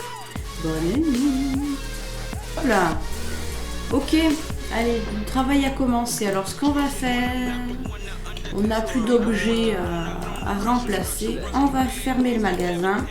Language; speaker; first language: French; native; French